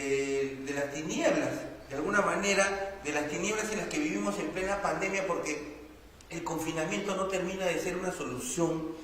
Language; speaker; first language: Spanish; native; Spanish